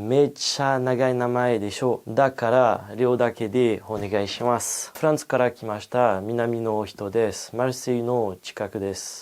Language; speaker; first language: Japanese; non-native, learner; French